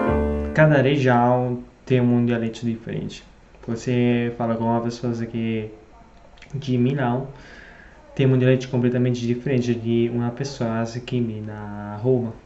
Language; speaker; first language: Portuguese; non-native, fluent; Italian